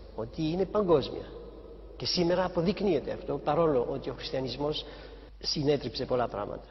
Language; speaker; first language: Greek; early bilingual, heritage; Greek